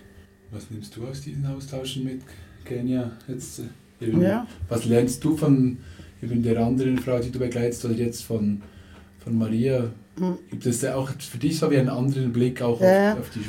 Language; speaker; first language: German; native; German